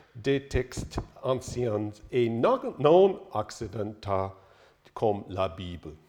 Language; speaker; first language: French; non-native, learner; English